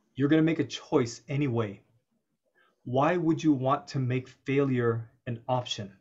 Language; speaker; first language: English; native; English